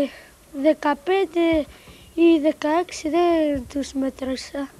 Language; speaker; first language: Greek; early bilingual, other home language; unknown